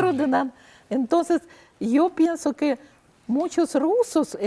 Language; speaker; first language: Spanish; non-native, fluent; Russian